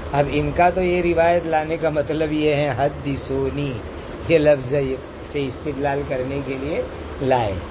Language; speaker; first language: Urdu; non-native, local second language; Gujarati